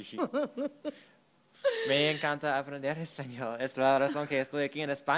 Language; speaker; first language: Spanish; non-native, learner; English